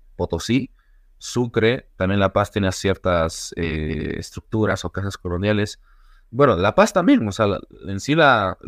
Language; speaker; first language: Spanish; native; Spanish